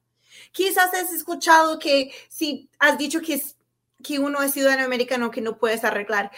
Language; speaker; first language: Spanish; non-native, fluent; English